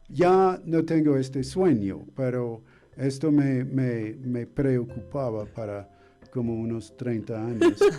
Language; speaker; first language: Spanish; non-native, fluent; English